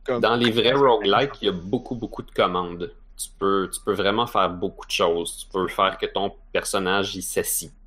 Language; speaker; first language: French; native; French